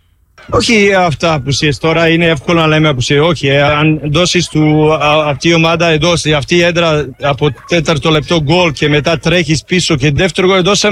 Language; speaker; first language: Greek; non-native, learner; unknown